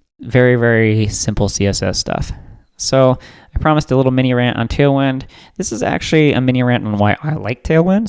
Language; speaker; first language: English; native; English